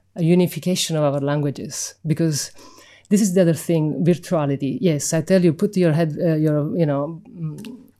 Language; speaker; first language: English; non-native, fluent; Italian